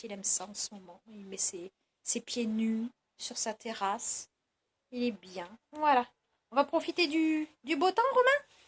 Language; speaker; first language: French; native; French